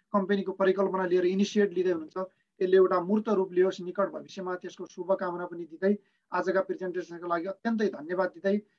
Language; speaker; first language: Nepali; native; Nepali